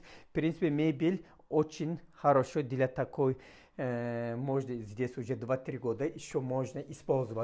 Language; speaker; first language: Russian; non-native, learner; Turkish